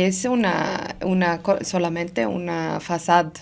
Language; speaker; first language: Spanish; non-native, learner; Arabic